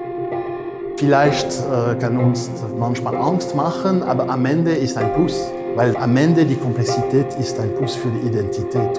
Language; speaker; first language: German; non-native, fluent; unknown